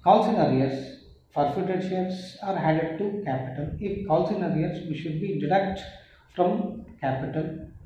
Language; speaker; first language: English; non-native, local second language; Kannada